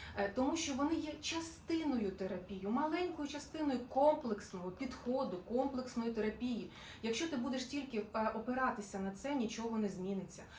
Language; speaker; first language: Ukrainian; non-native, local second language; Russian